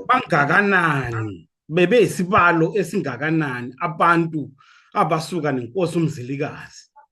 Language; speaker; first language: Zulu; native; Zulu